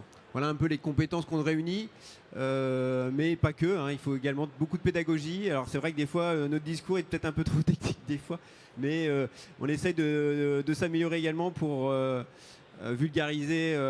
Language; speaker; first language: French; native; French